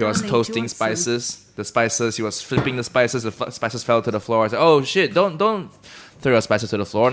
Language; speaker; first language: English; non-native, local second language; Cantonese